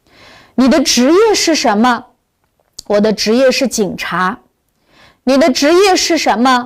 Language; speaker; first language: Chinese; non-native, local second language; Uyghur